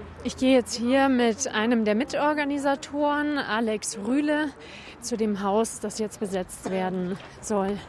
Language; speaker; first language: German; native; German